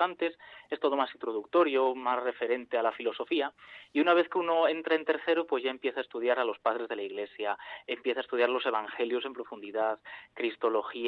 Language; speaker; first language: Spanish; native; Spanish